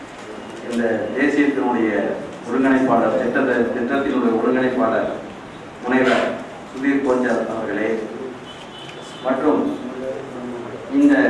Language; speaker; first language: Tamil; native; Tamil